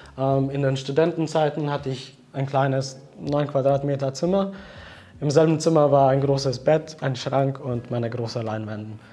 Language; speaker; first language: German; non-native, fluent; Slovenian